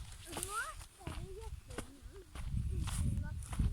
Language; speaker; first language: Norwegian; early bilingual, other home language; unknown